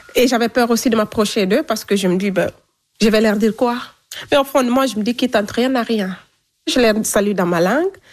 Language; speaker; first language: French; non-native, local second language; Fula